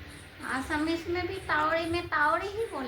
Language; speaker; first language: Hindi; non-native, local second language; Assamese